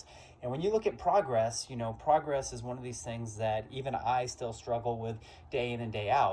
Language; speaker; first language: English; native; English